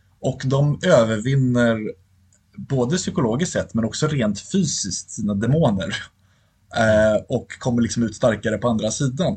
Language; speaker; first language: Swedish; native; Swedish